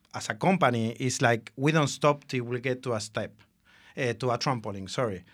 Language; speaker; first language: English; non-native, fluent; Spanish